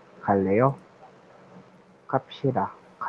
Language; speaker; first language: Korean; non-native, learner; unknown